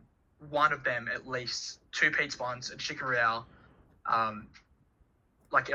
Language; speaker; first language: English; native; English